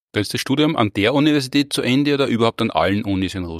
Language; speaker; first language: German; native; German